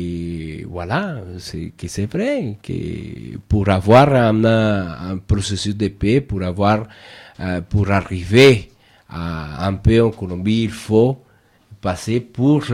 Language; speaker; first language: French; non-native, fluent; Spanish